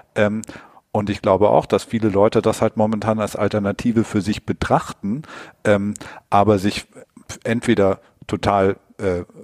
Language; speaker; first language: German; native; German